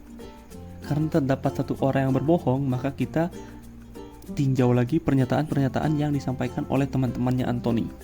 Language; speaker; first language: Indonesian; native; Indonesian